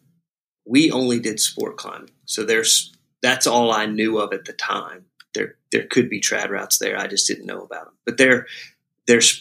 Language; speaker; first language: English; native; English